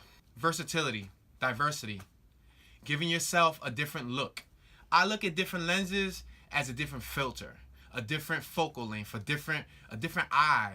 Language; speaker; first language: English; native; English